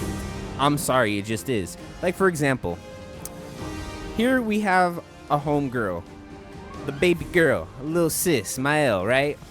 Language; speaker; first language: English; native; English